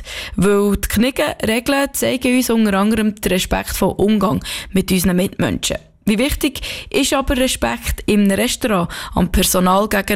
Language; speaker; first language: German; native; German